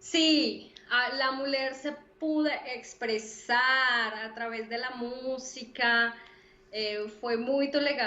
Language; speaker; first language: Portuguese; non-native, learner; Spanish